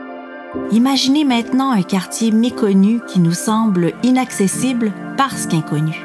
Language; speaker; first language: French; native; French